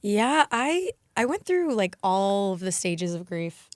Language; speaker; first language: English; native; English